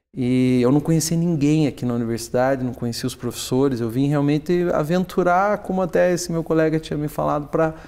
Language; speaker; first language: Portuguese; native; Portuguese